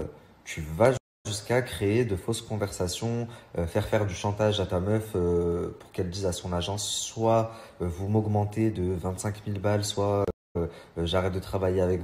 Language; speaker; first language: French; native; French